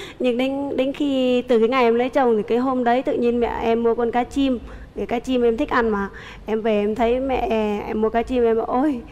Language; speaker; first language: Vietnamese; native; Vietnamese